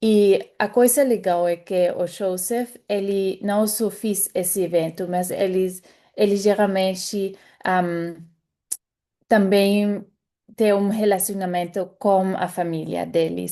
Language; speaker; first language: Portuguese; non-native, fluent; German